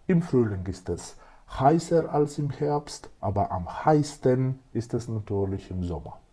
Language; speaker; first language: German; non-native, fluent; Macedonian